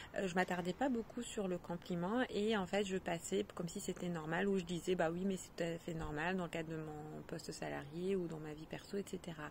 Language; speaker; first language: French; non-native, local second language; Arabic